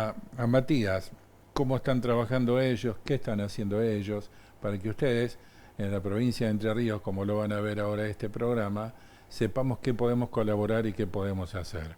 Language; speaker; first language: Spanish; native; Spanish